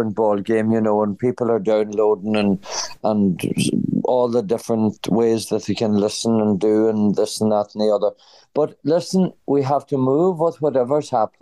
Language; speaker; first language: English; native; English